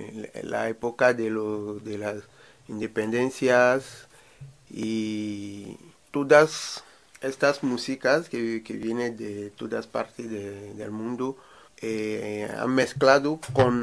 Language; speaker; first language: Spanish; non-native, learner; Ewe